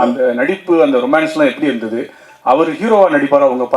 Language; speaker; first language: Tamil; native; Tamil